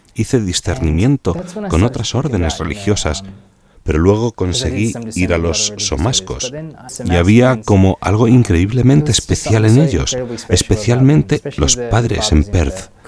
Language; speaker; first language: Spanish; non-native, fluent; English